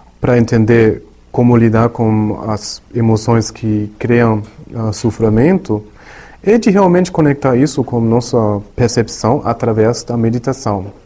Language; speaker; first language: Portuguese; non-native, learner; German